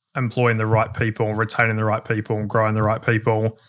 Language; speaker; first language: English; native; English